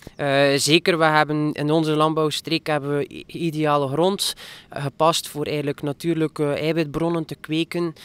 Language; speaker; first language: Dutch; native; Dutch